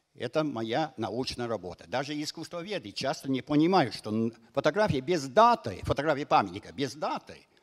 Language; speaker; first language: Russian; non-native, fluent; English